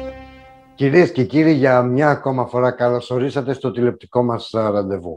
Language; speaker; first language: Greek; native; Greek